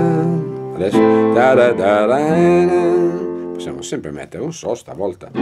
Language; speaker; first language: Italian; native; Italian